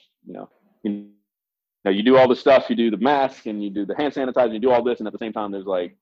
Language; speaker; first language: English; native; English